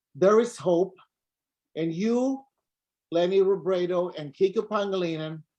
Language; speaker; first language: English; non-native, local second language; Filipino